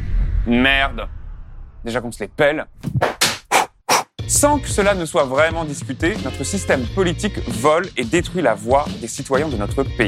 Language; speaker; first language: French; native; French